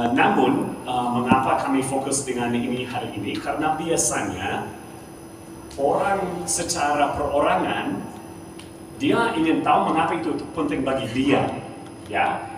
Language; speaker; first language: Indonesian; non-native, fluent; English